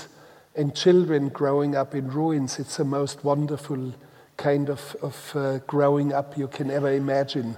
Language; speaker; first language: English; non-native, fluent; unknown